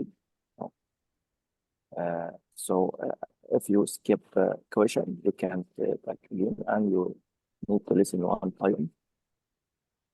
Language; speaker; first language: English; non-native, fluent; Arabic